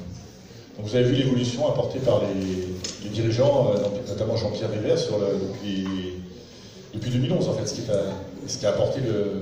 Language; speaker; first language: French; native; French